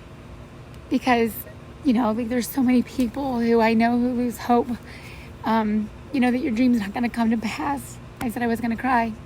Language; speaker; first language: English; native; English